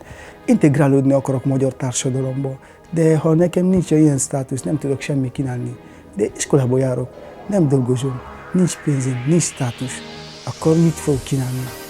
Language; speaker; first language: Hungarian; non-native, learner; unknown